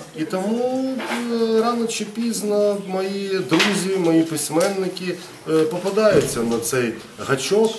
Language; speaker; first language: Ukrainian; non-native, local second language; Russian